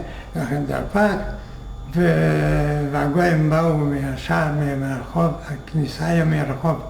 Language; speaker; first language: Hebrew; non-native, fluent; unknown